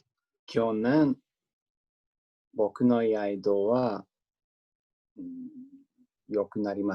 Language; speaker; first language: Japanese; non-native, learner; English